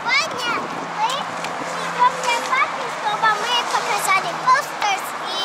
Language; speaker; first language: Russian; early bilingual, heritage; Russian